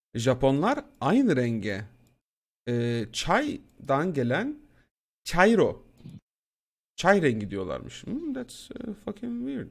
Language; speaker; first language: Turkish; native; Turkish